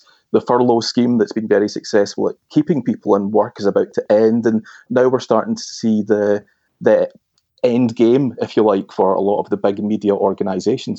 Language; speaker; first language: English; native; English